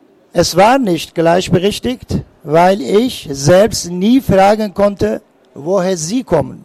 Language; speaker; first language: German; non-native, fluent; Persian